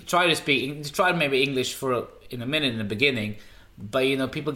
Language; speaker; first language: English; non-native, fluent; Swedish